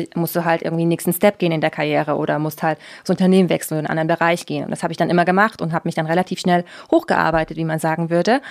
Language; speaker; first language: German; native; German